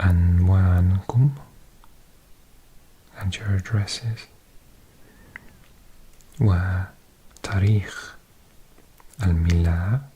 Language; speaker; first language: Arabic; non-native, learner; English